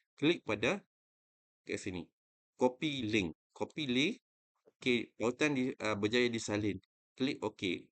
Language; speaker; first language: Malay; native; Malay